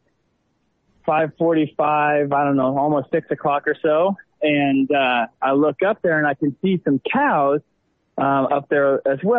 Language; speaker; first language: English; native; English